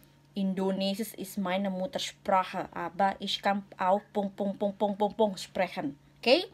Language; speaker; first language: German; non-native, learner; Indonesian